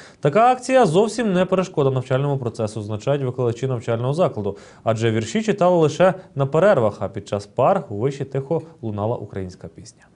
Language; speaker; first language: Ukrainian; native; Ukrainian